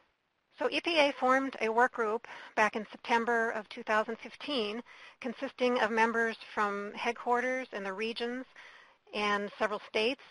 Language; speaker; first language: English; native; English